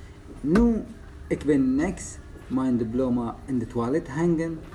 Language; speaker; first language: Dutch; non-native, learner; Arabic